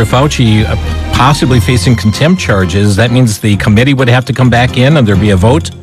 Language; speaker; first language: English; native; English